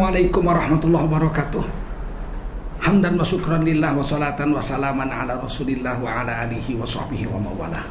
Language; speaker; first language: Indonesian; native; Indonesian